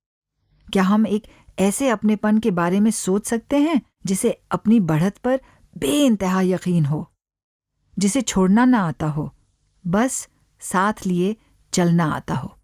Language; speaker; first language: Hindi; native; Hindi